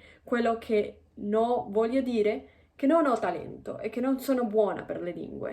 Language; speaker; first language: Italian; non-native, fluent; Spanish